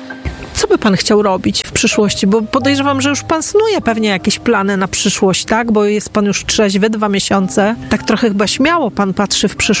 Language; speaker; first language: Polish; native; Polish